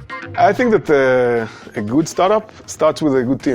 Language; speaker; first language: English; non-native, fluent; Hebrew